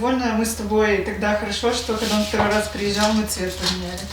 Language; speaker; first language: Russian; native; Russian